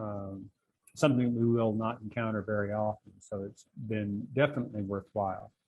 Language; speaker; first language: English; native; English